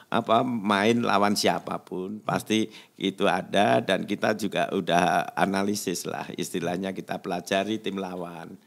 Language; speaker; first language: Indonesian; native; Indonesian